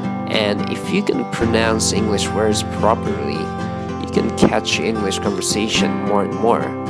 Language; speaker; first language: English; non-native, fluent; Japanese